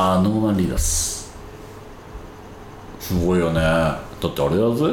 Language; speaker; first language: Japanese; native; Japanese